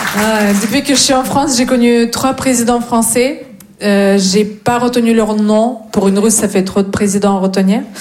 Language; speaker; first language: French; non-native, fluent; Russian